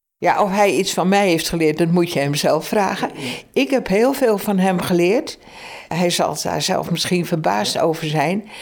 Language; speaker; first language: Dutch; native; Dutch